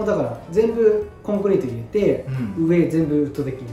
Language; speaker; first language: Japanese; native; Japanese